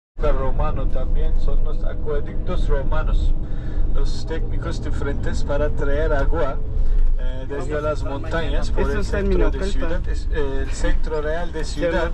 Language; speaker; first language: Spanish; non-native, fluent; Turkish